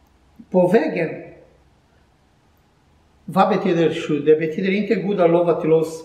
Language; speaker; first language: Swedish; non-native, fluent; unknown